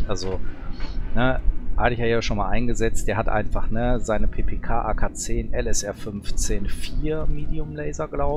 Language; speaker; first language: German; native; German